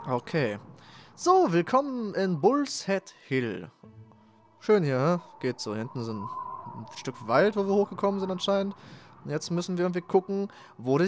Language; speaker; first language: German; native; German